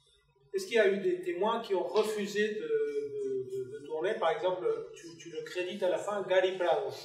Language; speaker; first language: French; native; French